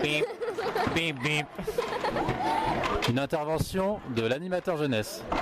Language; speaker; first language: French; native; French